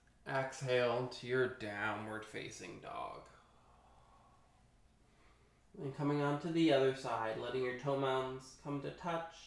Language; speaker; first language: English; native; English